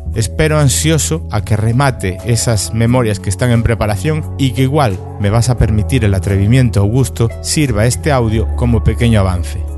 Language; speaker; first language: Spanish; native; Spanish